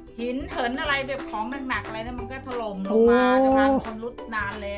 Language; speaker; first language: Thai; native; Thai